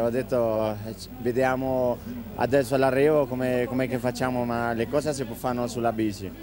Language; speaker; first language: Italian; non-native, fluent; Spanish